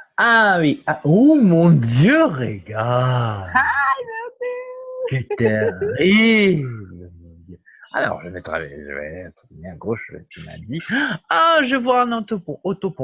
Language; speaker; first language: French; non-native, fluent; Portuguese